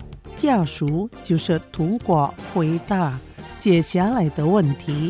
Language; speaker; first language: Chinese; non-native, fluent; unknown